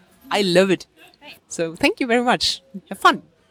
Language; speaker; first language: English; non-native, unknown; German